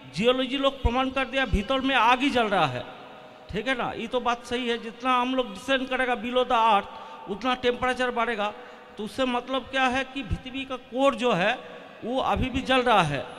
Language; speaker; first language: Hindi; non-native, local second language; Bangla